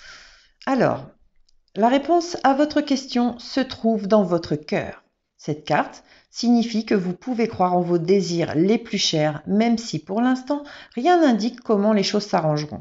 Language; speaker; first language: French; native; French